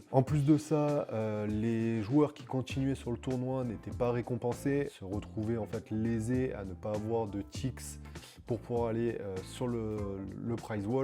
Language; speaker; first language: French; native; French